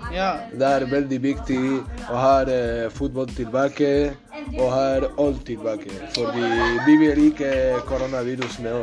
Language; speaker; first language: Norwegian; non-native, learner; Spanish